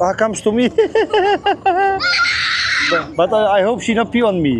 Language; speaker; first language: English; non-native, learner; German